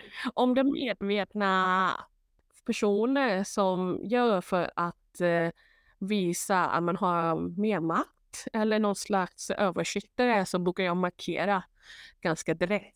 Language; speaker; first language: Swedish; non-native, fluent; Thai